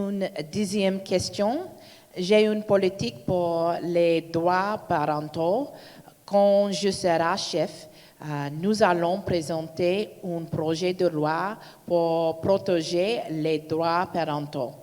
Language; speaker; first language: French; non-native, learner; English